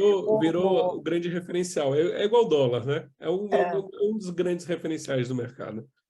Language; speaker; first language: Portuguese; native; Portuguese